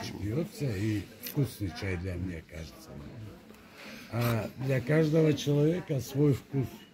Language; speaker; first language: Russian; non-native, local second language; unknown